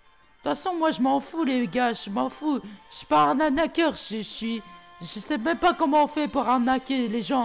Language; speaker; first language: French; native; French